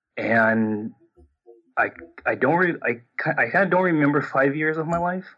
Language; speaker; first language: English; non-native, fluent; Portuguese